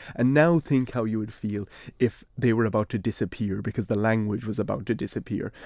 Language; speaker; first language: English; native; English